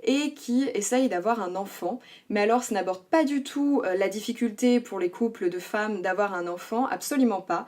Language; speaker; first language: French; native; French